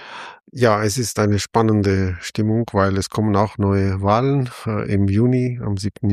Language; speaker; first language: German; non-native, fluent; Armenian